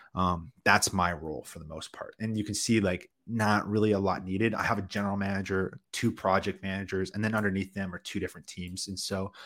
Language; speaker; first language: English; native; English